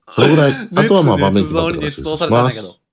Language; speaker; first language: Japanese; native; Japanese